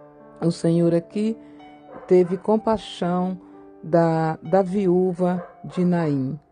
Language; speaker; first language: Portuguese; native; Portuguese